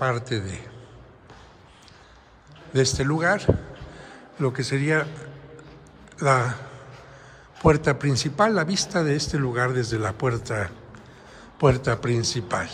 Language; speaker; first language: Spanish; native; Spanish